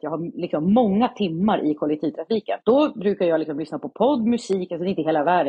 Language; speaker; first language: Swedish; native; Swedish